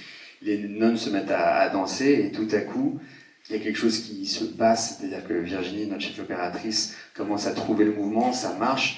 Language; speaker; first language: French; native; French